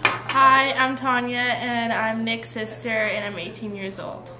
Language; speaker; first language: English; early bilingual, other home language; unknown